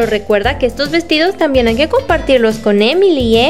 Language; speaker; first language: Spanish; native; Spanish